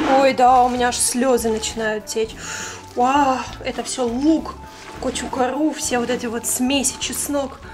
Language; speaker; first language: Russian; native; Russian